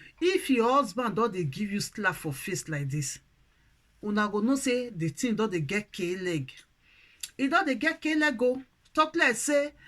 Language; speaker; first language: Nigerian Pidgin; non-native, local second language; Bini